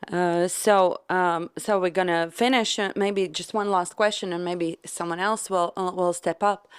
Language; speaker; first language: English; non-native, fluent; Latvian